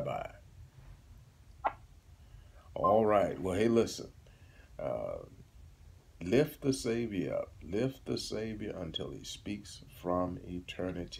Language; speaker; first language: English; native; English